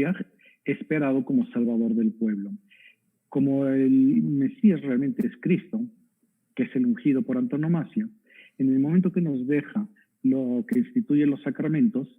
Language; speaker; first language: Spanish; native; Spanish